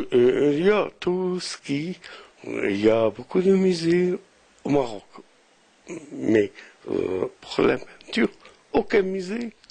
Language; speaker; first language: French; non-native, local second language; Arabic